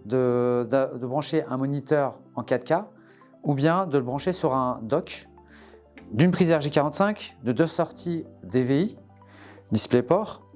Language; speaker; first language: French; native; French